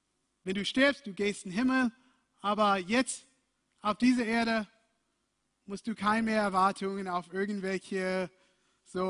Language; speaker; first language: German; non-native, fluent; English